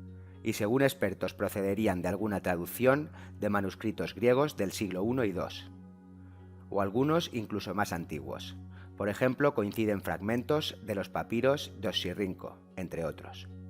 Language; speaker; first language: Spanish; native; Spanish